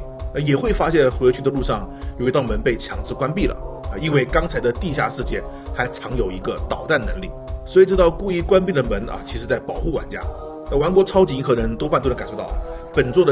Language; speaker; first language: Chinese; native; Chinese